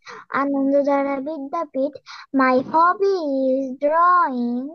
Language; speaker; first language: English; non-native, learner; Bangla